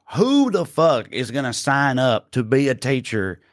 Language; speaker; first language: English; native; English